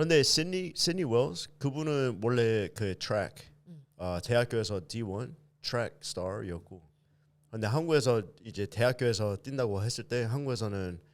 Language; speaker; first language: Korean; early bilingual, heritage; English